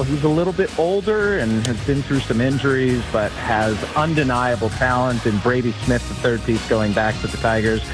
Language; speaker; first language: English; native; English